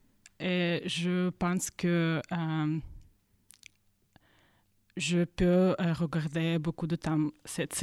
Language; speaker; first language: French; non-native, learner; Russian